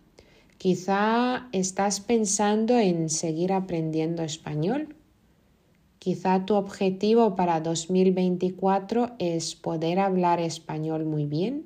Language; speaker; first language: Spanish; non-native, fluent; Lithuanian